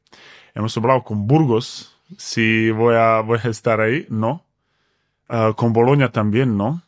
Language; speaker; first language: Spanish; non-native, fluent; Bosnian